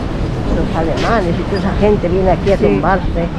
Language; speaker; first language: Spanish; native; Spanish